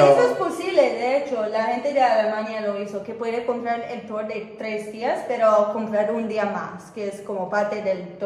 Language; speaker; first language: Spanish; non-native, fluent; English